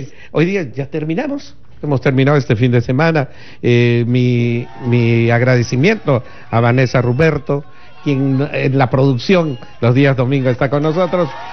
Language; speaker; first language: Spanish; native; Spanish